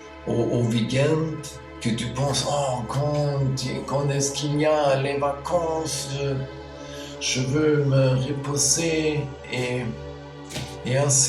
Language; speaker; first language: French; non-native, learner; German